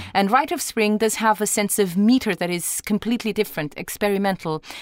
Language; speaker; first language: English; non-native, fluent; Portuguese